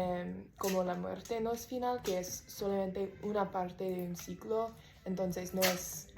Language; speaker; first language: Spanish; non-native, learner; English